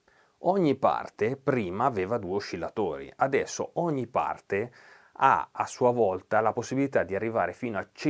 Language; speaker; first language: Italian; native; Italian